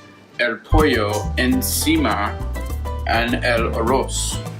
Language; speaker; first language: Spanish; non-native, learner; English